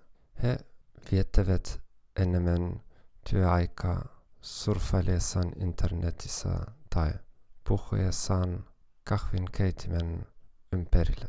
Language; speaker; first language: Finnish; non-native, fluent; German